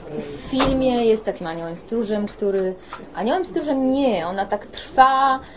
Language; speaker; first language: Polish; native; Polish